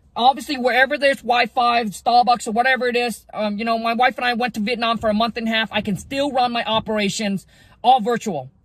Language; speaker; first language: English; early bilingual, other home language; Vietnamese